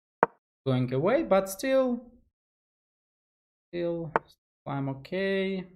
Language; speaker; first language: English; non-native, fluent; Russian